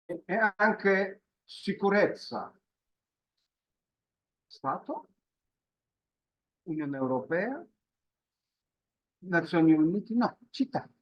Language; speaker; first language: Italian; non-native, fluent; Polish